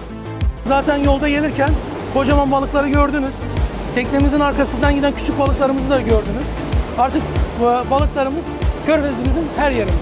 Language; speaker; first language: Turkish; native; Turkish